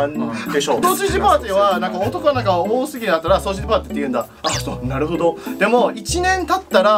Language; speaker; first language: Japanese; non-native, fluent; English